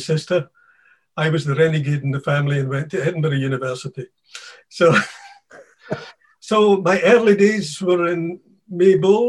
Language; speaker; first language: English; native; English